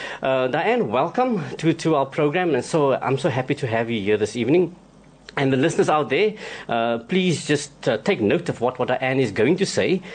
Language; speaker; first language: English; non-native, local second language; Afrikaans